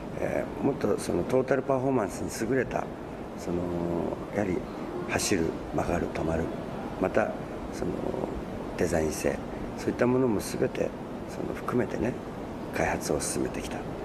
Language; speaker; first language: Japanese; native; Japanese